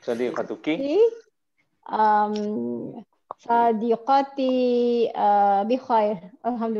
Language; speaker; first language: Arabic; non-native, learner; Malay